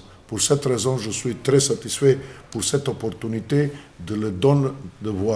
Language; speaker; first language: French; non-native, learner; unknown